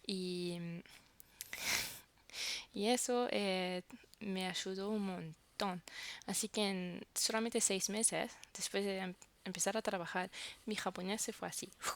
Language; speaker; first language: Spanish; non-native, fluent; French